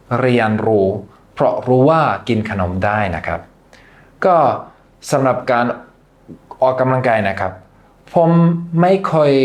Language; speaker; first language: Thai; non-native, fluent; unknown